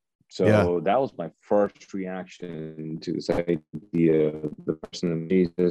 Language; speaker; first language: English; non-native, fluent; Urdu